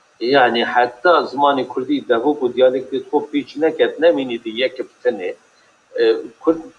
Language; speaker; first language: Kurdish; native; Kurdish